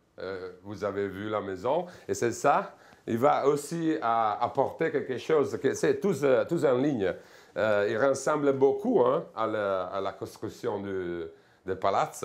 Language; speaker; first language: French; non-native, fluent; Italian